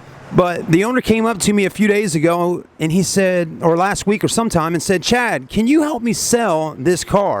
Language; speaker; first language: English; native; English